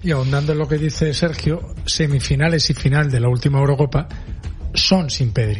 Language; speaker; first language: Spanish; native; Spanish